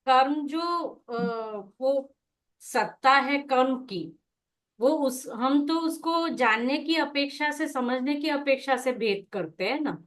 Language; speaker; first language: Hindi; non-native, local second language; Gujarati